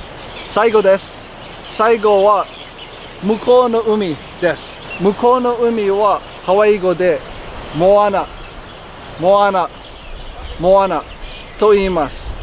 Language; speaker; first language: Japanese; non-native, fluent; English